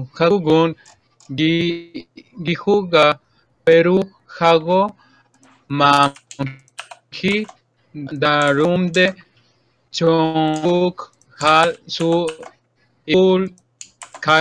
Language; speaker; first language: Korean; non-native, learner; Spanish